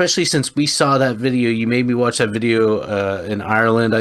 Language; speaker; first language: English; native; English